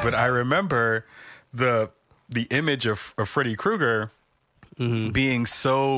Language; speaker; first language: English; native; English